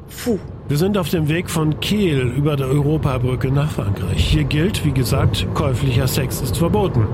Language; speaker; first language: German; native; German